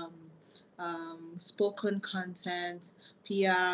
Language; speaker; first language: English; non-native, local second language; Igbo